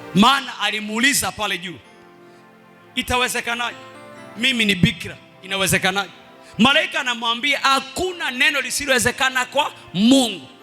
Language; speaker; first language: Swahili; non-native, local second language; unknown